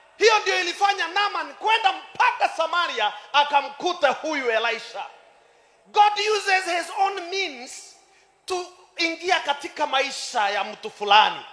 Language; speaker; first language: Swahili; non-native, local second language; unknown